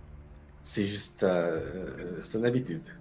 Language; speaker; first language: French; non-native, fluent; English